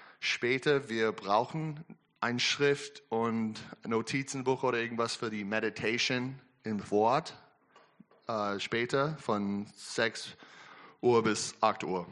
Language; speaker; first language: German; non-native, learner; English